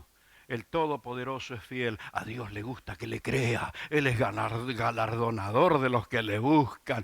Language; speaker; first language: Spanish; native; Spanish